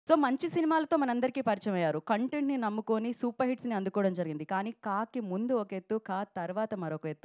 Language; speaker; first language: Telugu; native; Telugu